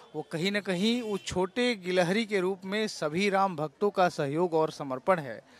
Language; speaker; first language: Hindi; native; Hindi